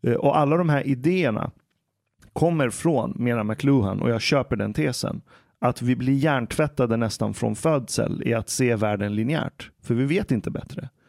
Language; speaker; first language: Swedish; early bilingual, other home language; Persian